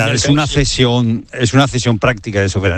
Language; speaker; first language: Spanish; native; Spanish